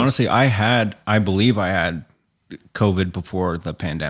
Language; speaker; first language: English; native; English